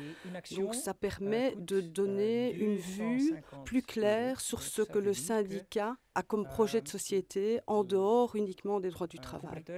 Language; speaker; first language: French; native; French